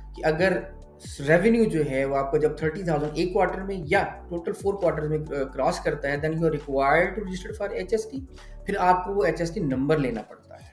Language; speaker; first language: Urdu; native; Urdu